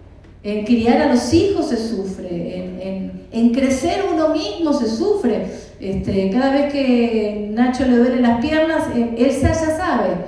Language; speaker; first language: Spanish; native; Spanish